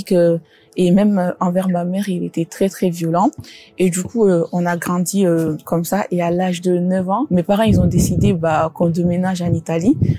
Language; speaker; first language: French; early bilingual, other home language; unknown